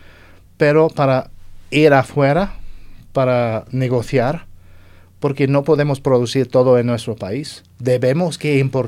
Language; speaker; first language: Spanish; non-native, fluent; English